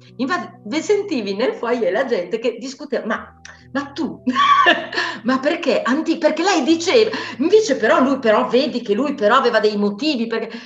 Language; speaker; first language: Italian; native; Italian